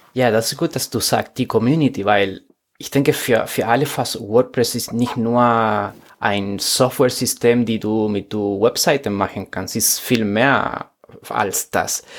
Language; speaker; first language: German; non-native, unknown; Spanish